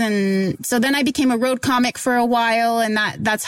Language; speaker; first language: English; native; English